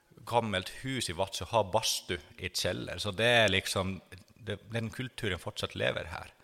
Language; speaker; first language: Norwegian; non-native, fluent; Finnish